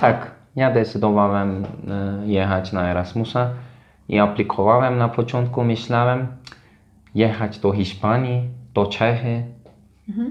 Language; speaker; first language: Polish; non-native, learner; Turkish